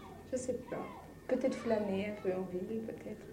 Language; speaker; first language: French; native; French